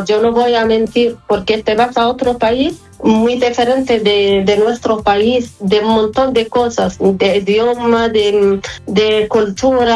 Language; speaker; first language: Spanish; non-native, fluent; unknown